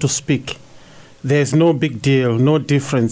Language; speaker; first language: English; non-native, local second language; Shona